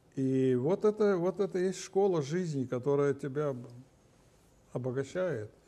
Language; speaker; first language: Russian; non-native, local second language; Romanian